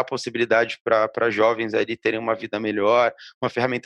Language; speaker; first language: Portuguese; native; Portuguese